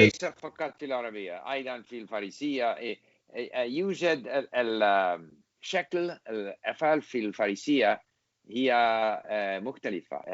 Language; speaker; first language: Arabic; non-native, learner; English